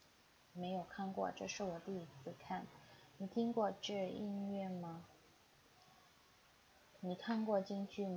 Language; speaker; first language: Chinese; non-native, fluent; Indonesian